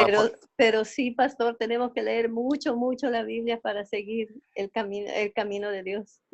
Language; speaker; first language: Spanish; native; Spanish